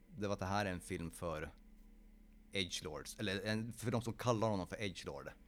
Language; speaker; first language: Swedish; early bilingual, other home language; Polish